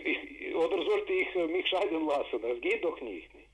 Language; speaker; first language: German; non-native, fluent; Russian